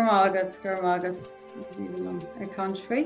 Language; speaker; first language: Irish; non-native, local second language; English